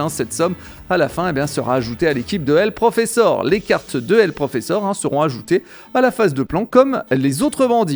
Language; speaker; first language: French; native; French